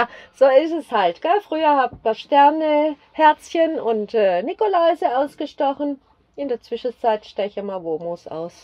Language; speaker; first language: German; native; German